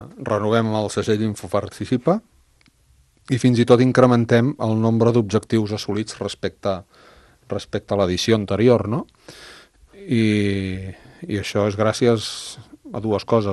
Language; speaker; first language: Catalan; native; Catalan